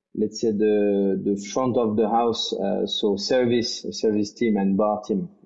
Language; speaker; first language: English; non-native, fluent; French